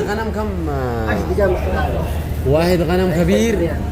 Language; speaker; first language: Arabic; non-native, learner; Oromo